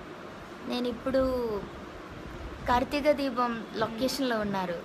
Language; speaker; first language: Telugu; non-native, learner; Malayalam